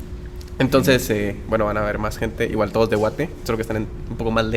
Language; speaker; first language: Spanish; native; Spanish